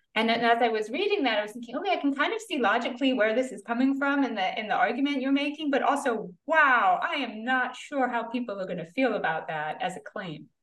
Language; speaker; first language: English; native; English